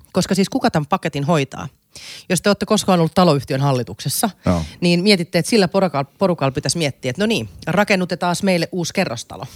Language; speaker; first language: Finnish; native; Finnish